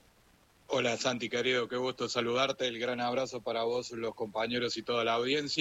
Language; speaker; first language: Spanish; native; Spanish